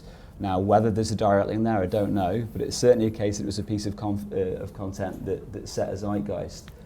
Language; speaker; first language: English; native; English